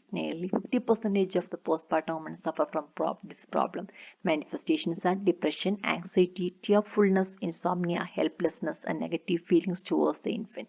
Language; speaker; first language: English; non-native, local second language; Malayalam